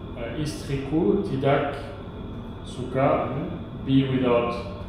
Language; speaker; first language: Indonesian; non-native, learner; English